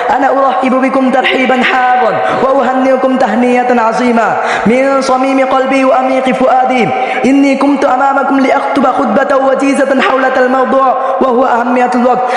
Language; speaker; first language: Arabic; non-native, learner; Bangla